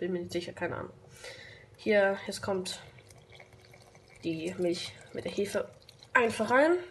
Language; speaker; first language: German; native; German